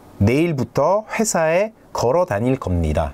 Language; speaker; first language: Korean; non-native, fluent; French